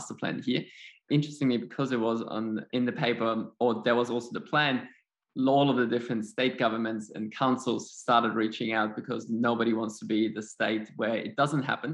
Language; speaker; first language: English; non-native, fluent; German